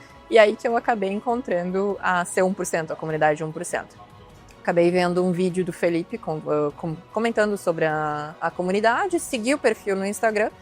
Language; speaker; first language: Portuguese; native; Portuguese